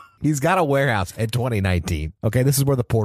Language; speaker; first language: English; native; English